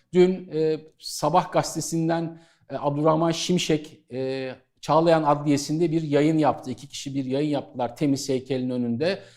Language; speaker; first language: Turkish; native; Turkish